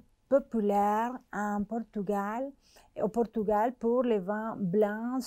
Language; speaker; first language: French; non-native, fluent; Spanish